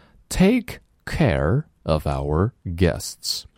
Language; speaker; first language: English; non-native, fluent; Chinese